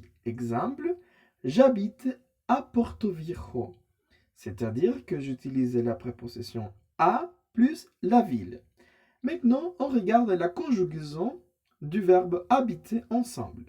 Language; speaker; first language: French; non-native, fluent; Spanish